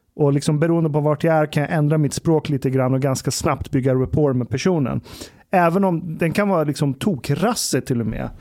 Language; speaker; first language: Swedish; early bilingual, other home language; Persian